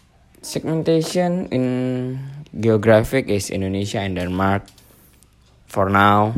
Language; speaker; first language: English; non-native, learner; Indonesian